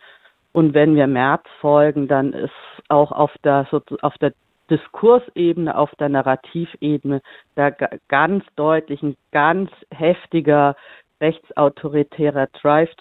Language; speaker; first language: German; native; German